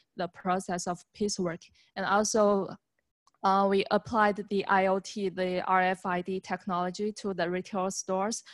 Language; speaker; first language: English; non-native, fluent; Chinese